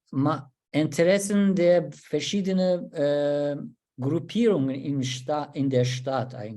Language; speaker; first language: German; non-native, learner; Turkish